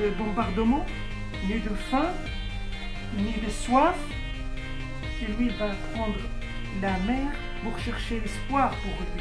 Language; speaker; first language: French; non-native, fluent; Arabic